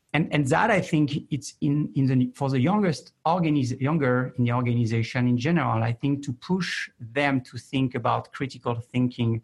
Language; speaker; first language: English; non-native, fluent; French